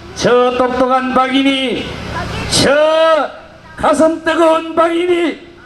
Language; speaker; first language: Korean; native; Korean